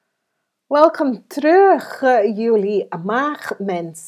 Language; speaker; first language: Dutch; non-native, fluent; English